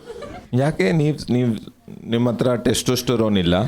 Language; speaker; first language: Kannada; non-native, local second language; Punjabi